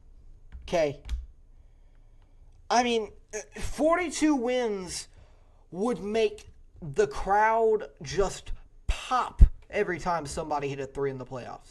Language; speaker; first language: English; native; English